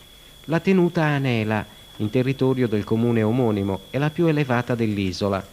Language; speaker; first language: Italian; native; Italian